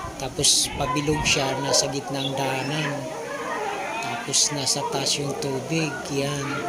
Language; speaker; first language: Filipino; non-native, local second language; Cebuano